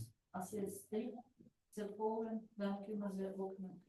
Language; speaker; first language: Dutch; non-native, learner; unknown